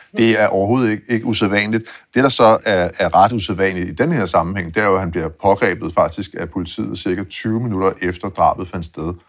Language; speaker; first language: Danish; native; Danish